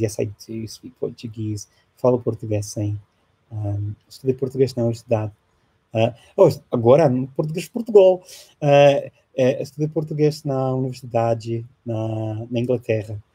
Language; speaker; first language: Portuguese; non-native, fluent; English